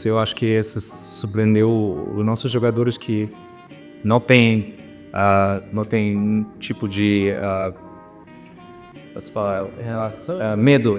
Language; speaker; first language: Portuguese; non-native, fluent; German